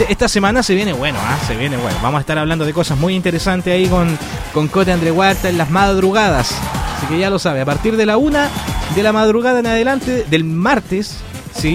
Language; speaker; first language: Spanish; native; Spanish